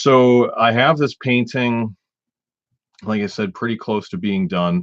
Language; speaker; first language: English; native; English